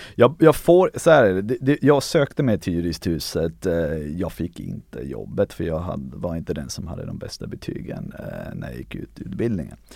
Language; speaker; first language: Swedish; early bilingual, other home language; Armenian